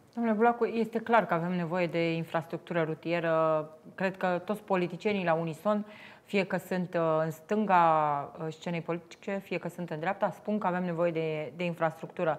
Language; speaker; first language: Romanian; native; Romanian